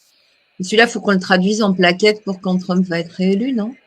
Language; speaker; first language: French; native; French